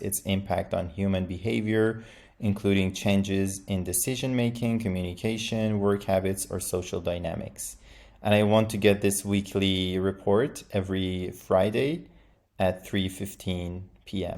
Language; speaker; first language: English; non-native, fluent; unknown